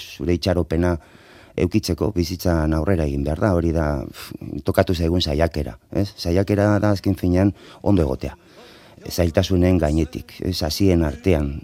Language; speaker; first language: Basque; non-native, local second language; Spanish